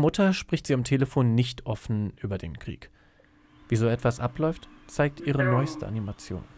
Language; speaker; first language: German; native; German